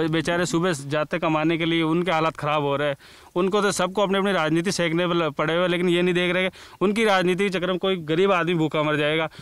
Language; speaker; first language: Hindi; native; Hindi